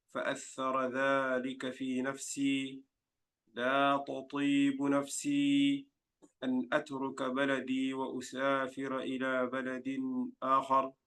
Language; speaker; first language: Arabic; non-native, fluent; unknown